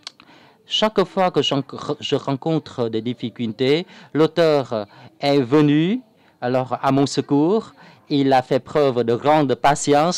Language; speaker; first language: French; non-native, fluent; Vietnamese